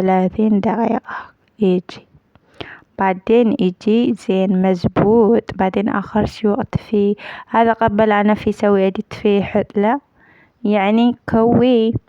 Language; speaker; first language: Arabic; non-native, learner; Amharic